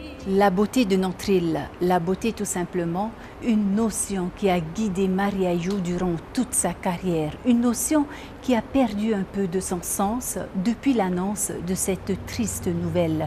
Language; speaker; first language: French; native; French